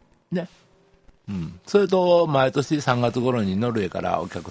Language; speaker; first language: Japanese; native; Japanese